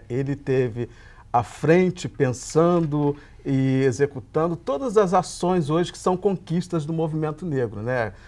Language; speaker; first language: Portuguese; native; Portuguese